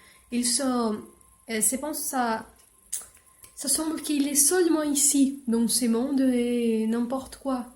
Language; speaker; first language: French; non-native, learner; English